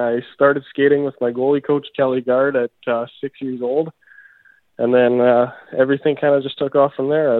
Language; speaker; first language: English; native; English